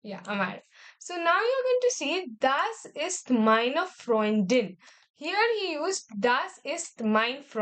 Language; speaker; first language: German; non-native, learner; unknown